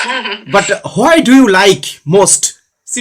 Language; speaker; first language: English; non-native, learner; Bangla